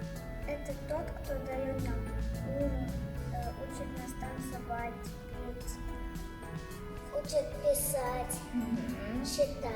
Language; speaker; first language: Russian; non-native, local second language; Kazakh